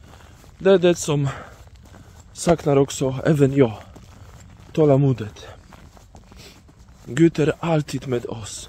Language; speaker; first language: Swedish; non-native, fluent; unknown